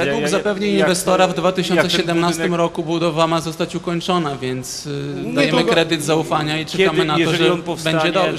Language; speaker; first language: Polish; native; Polish